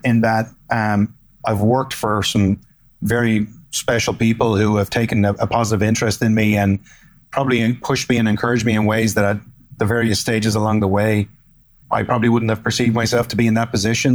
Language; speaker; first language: English; native; English